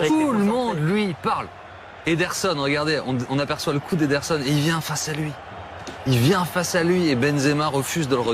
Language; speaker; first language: French; native; French